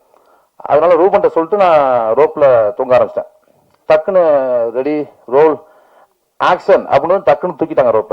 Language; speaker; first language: Tamil; native; Tamil